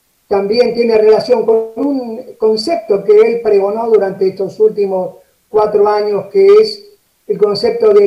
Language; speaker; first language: Spanish; native; Spanish